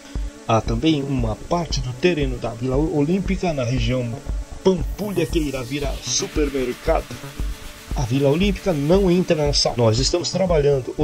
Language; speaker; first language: Portuguese; native; Portuguese